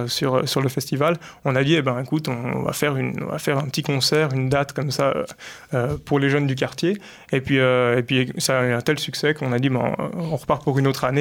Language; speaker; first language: French; native; French